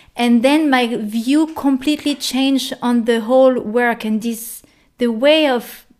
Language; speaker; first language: English; non-native, fluent; French